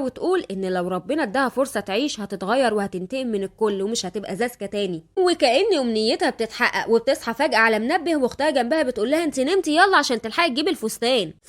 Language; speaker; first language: Arabic; native; Arabic